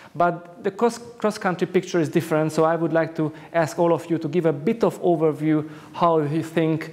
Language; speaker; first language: English; non-native, fluent; Hungarian